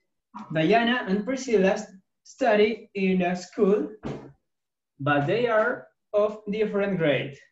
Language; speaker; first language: English; non-native, learner; Spanish